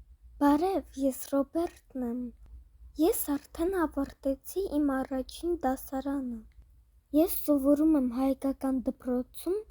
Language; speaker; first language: Armenian; early bilingual, heritage; Armenian